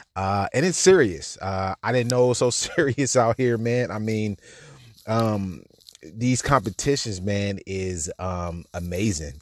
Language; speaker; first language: English; native; English